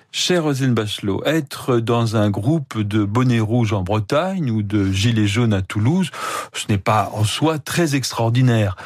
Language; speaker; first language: French; native; French